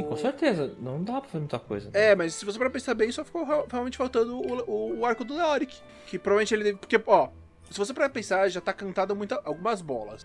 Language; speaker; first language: Portuguese; native; Portuguese